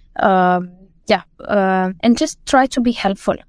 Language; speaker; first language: English; non-native, fluent; Romanian